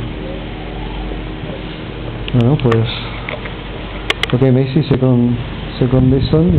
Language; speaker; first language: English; non-native, learner; Catalan